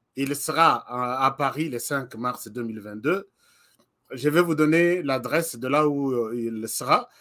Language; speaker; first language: French; non-native, local second language; Lingala